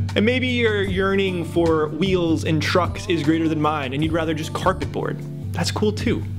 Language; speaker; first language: English; native; English